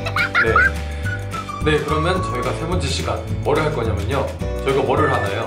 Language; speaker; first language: Korean; native; Korean